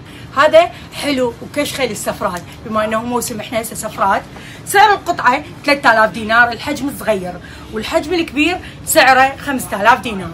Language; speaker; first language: Arabic; native; Arabic